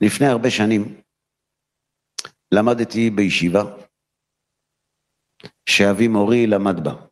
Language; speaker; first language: Hebrew; native; Hebrew